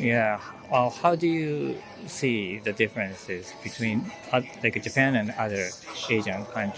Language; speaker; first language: English; non-native, fluent; Japanese